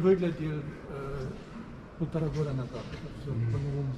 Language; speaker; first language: Russian; non-native, fluent; German